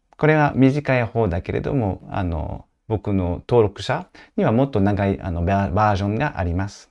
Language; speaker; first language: Japanese; non-native, fluent; French